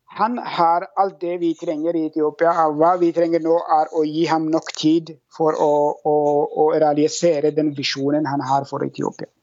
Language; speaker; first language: Norwegian; non-native, fluent; Oromo